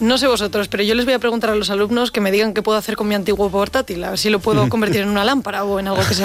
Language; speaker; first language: Spanish; native; Spanish